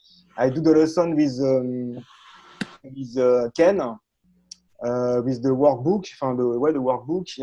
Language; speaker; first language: English; non-native, learner; French